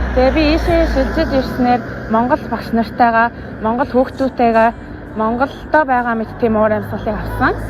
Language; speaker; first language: Mongolian; early bilingual, heritage; Mongolian